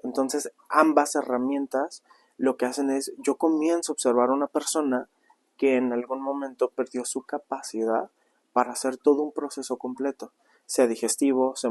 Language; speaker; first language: Spanish; native; Spanish